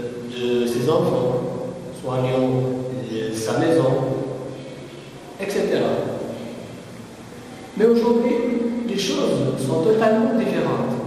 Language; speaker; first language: French; non-native, learner; Arabic